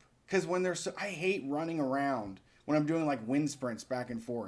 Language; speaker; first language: English; native; English